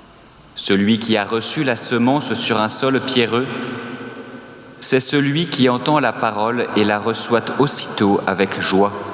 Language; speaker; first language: French; native; French